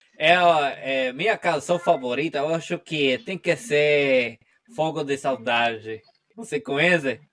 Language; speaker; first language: Portuguese; non-native, learner; Spanish